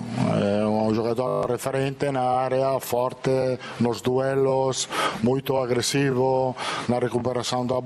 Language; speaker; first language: Portuguese; non-native, fluent; Italian